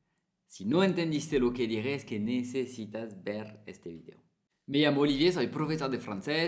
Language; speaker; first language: Spanish; non-native, fluent; French